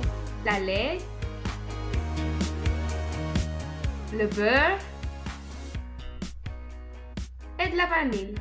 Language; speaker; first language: French; non-native, learner; Spanish